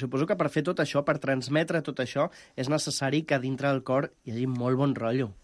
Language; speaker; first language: Catalan; native; Catalan